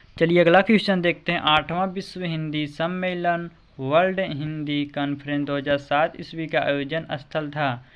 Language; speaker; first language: Hindi; native; Hindi